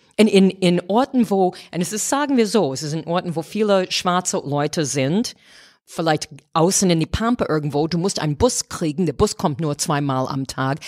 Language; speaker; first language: German; non-native, fluent; English